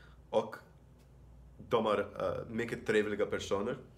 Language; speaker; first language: Swedish; non-native, learner; Portuguese